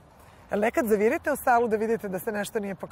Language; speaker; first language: Serbian; native; Serbian